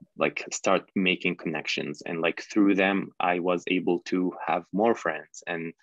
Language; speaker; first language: English; non-native, fluent; Arabic